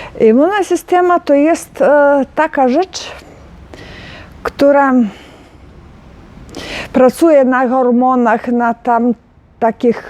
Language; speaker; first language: Polish; non-native, learner; Ukrainian